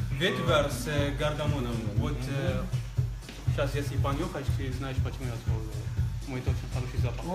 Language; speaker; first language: Russian; non-native, local second language; Georgian